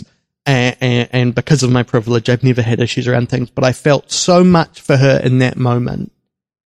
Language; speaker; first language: English; native; English